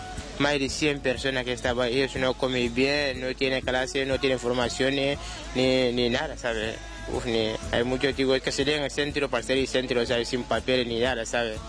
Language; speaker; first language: Spanish; non-native, learner; Wolof